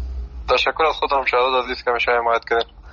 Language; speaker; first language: Persian; native; Persian